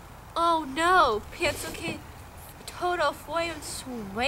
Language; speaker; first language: Spanish; non-native, learner; English